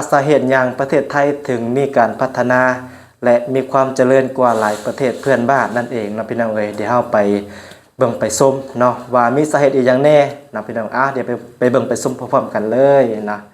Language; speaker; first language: Thai; non-native, local second language; Lao